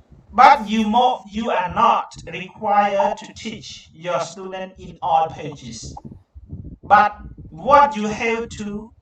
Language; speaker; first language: English; non-native, learner; Khmer